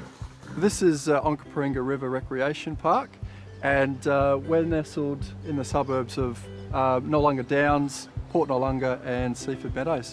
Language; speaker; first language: English; native; English